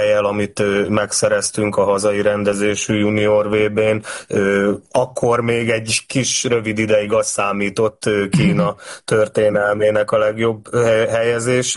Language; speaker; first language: Hungarian; native; Hungarian